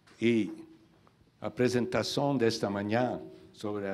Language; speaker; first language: Portuguese; non-native, learner; Spanish